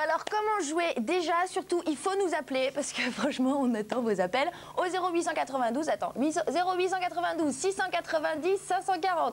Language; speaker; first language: French; native; French